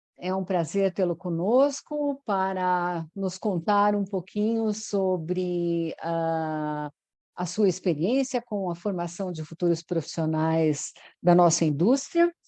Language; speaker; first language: Portuguese; native; Portuguese